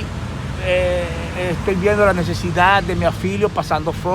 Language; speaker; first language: Portuguese; non-native, learner; Spanish